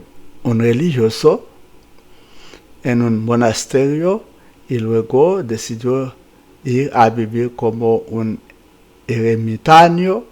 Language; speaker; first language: Spanish; non-native, fluent; Haitian Creole